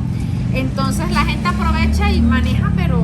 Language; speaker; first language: Spanish; native; Spanish